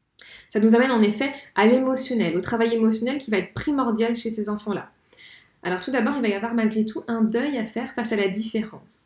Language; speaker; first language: French; native; French